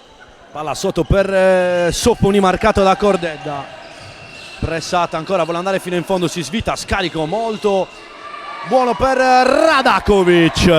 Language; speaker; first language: Italian; native; Italian